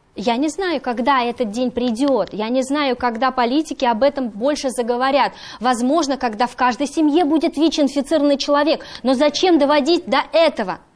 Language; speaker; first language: Russian; native; Russian